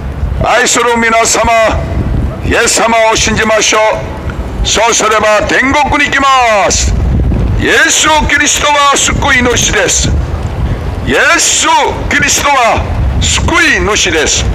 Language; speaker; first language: Japanese; non-native, learner; Korean